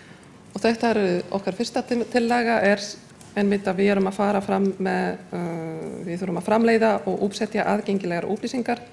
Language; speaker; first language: Icelandic; non-native, fluent; Polish